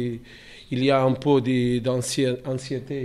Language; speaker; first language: French; non-native, learner; Portuguese